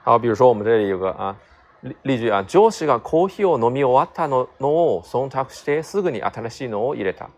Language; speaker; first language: Japanese; non-native, fluent; Chinese